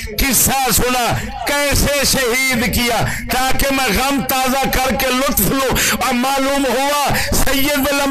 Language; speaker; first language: Urdu; non-native, local second language; Punjabi